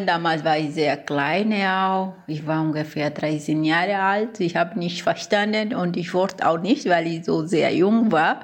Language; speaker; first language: German; non-native, fluent; Portuguese